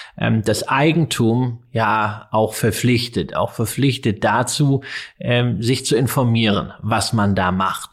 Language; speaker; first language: German; native; German